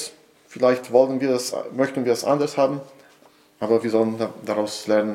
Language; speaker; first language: German; non-native, fluent; Portuguese